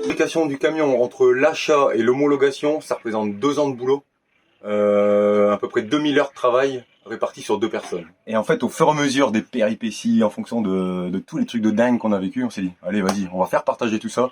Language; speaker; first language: French; native; French